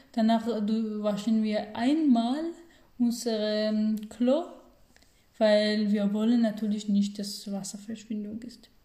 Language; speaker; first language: German; non-native, learner; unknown